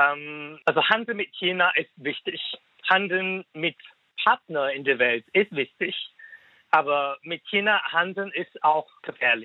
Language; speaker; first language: German; non-native, fluent; Cantonese